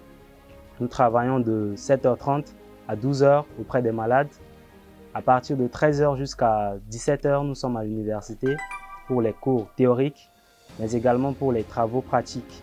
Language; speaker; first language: French; non-native, local second language; Sango